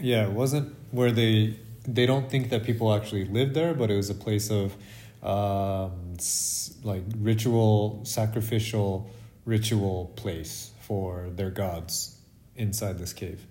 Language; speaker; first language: English; native; English